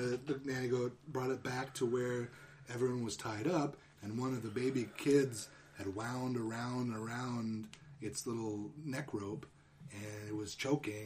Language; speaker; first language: English; native; English